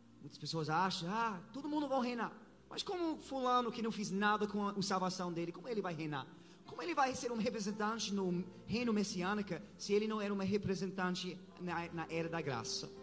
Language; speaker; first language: Portuguese; non-native, fluent; English